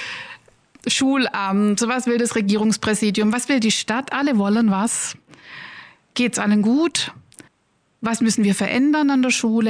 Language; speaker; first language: German; native; German